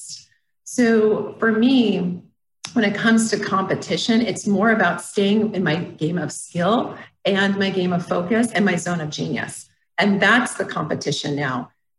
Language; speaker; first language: English; native; English